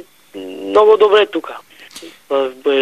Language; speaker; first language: Bulgarian; non-native, learner; Hebrew